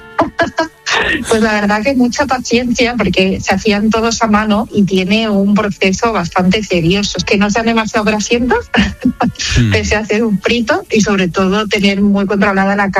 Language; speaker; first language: Spanish; native; Spanish